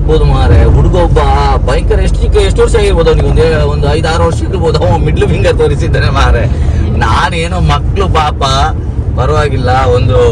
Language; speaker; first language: Kannada; non-native, local second language; Tulu